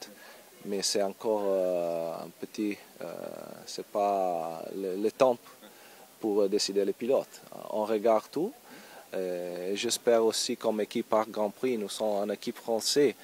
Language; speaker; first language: French; non-native, learner; Italian